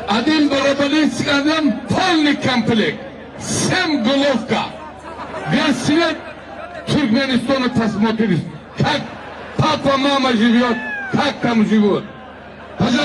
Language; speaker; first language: Russian; non-native, learner; Tajik